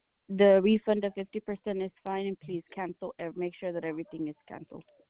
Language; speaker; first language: English; early bilingual, other home language; Spanish